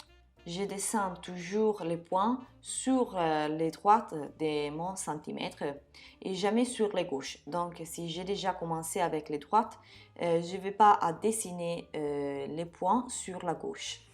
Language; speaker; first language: French; non-native, fluent; Italian